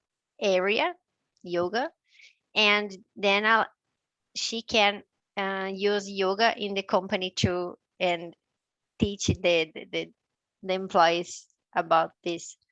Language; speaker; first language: English; non-native, learner; Portuguese